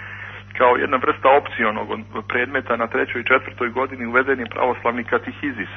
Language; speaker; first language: Croatian; native; Croatian